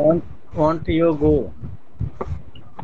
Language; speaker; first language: English; non-native, learner; Bangla